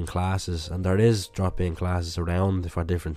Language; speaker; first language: English; native; English